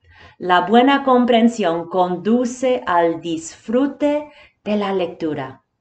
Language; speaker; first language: Spanish; early bilingual, heritage; Spanish